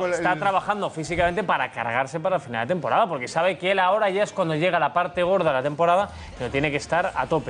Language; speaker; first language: Spanish; native; Spanish